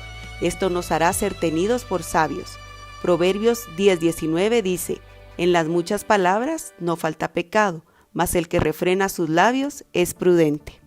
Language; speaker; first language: Spanish; native; Spanish